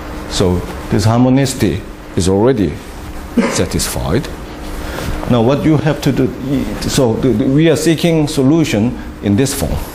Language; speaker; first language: English; non-native, fluent; Korean